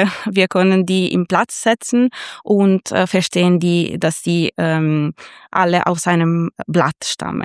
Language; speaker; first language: German; non-native, fluent; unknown